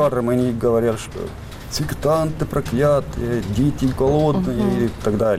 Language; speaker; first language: Russian; non-native, fluent; Estonian